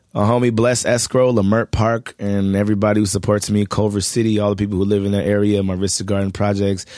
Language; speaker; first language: English; native; English